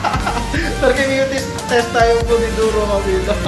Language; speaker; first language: Italian; non-native, learner; Filipino